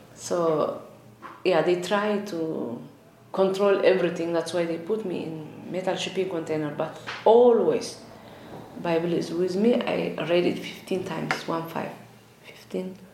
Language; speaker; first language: English; non-native, learner; Tigrinya